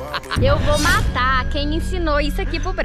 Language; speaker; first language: Portuguese; native; Portuguese